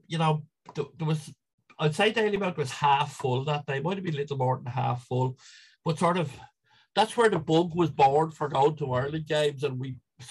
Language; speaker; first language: English; native; English